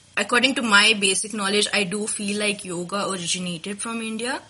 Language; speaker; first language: English; non-native, local second language; Telugu